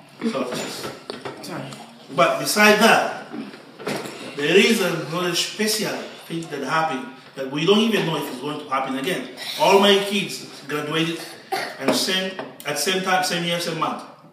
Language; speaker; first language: English; non-native, fluent; Upper Guinea Crioulo